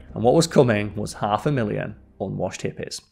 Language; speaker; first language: English; native; English